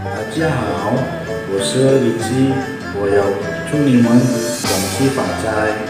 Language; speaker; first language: Chinese; non-native, learner; Indonesian